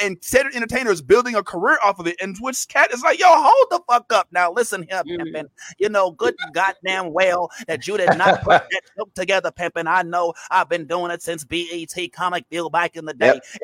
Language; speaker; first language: English; native; English